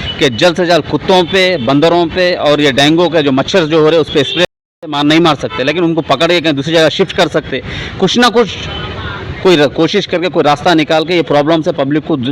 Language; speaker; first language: Hindi; non-native, local second language; Urdu